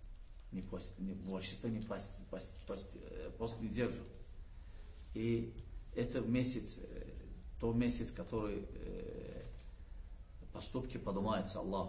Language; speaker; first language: Russian; non-native, learner; Azerbaijani